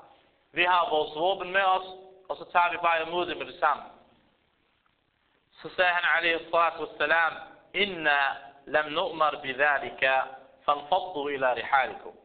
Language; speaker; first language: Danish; early bilingual, other home language; Arabic